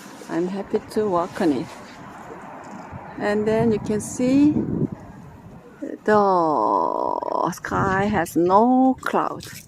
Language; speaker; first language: English; non-native, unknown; Korean